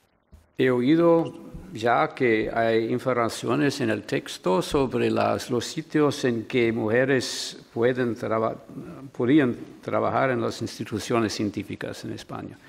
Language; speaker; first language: Spanish; non-native, fluent; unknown